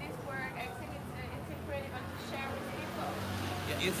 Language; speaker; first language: English; non-native, fluent; French